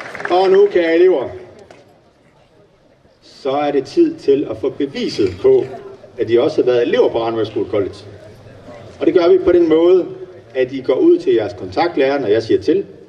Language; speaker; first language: Danish; native; Danish